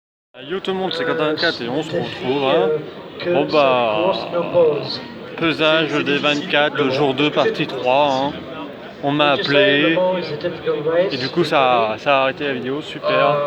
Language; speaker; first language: French; native; French